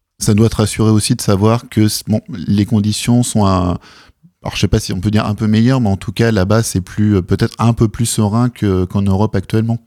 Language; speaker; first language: French; native; French